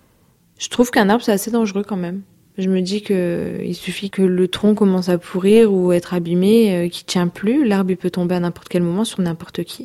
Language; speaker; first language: French; native; French